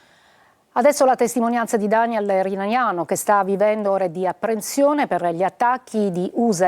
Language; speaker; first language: Italian; native; Italian